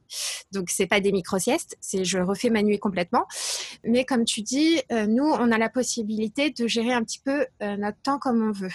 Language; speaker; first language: French; native; French